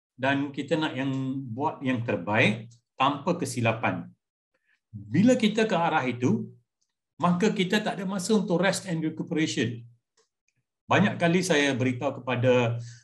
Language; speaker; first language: Malay; non-native, local second language; Punjabi